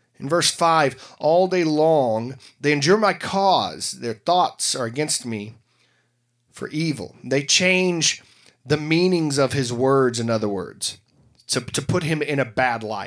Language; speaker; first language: English; native; English